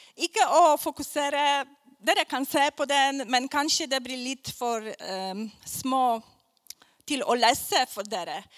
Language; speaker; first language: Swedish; non-native, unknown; Polish